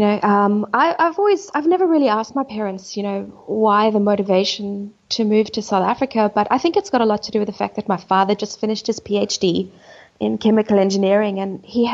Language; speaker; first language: English; native; English